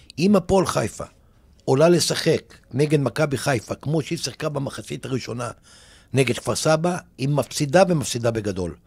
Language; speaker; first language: Hebrew; native; Hebrew